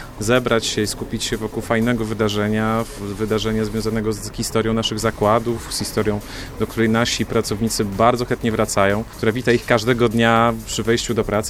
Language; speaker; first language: Polish; native; Polish